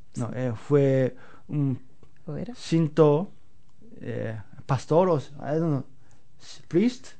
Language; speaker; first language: Spanish; non-native, learner; Japanese